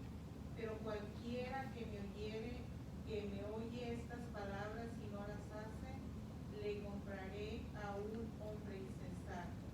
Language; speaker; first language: Spanish; native; Spanish